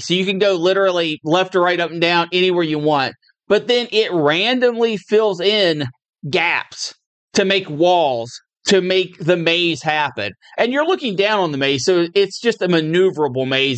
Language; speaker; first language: English; native; English